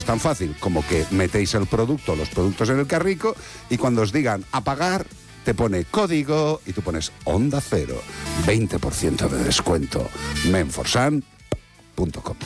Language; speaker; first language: Spanish; native; Spanish